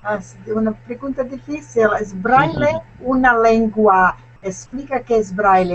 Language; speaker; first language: Spanish; non-native, learner; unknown